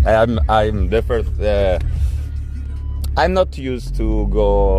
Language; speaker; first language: English; non-native, learner; Italian